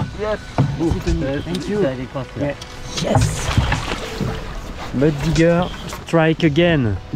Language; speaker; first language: English; non-native, fluent; French